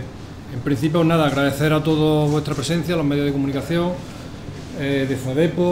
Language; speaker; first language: Spanish; native; Spanish